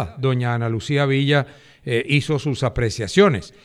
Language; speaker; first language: Spanish; native; Spanish